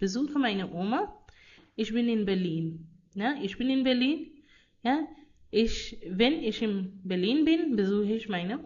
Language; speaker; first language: German; non-native, fluent; Hindi